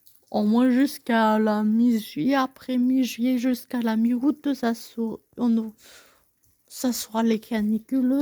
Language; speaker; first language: French; native; French